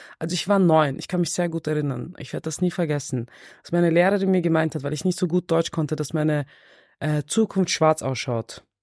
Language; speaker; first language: German; early bilingual, other home language; Turkish